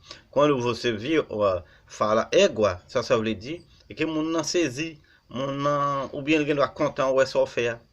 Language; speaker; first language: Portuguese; non-native, learner; Haitian Creole